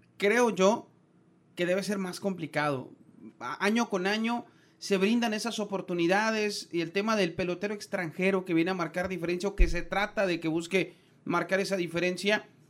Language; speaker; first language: Spanish; native; Spanish